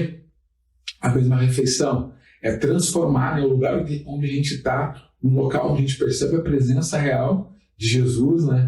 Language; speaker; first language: Portuguese; native; Portuguese